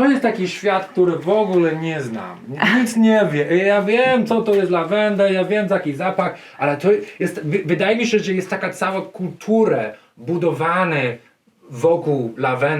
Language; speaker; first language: Polish; non-native, learner; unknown